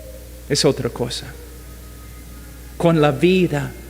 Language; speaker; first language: Spanish; non-native, fluent; English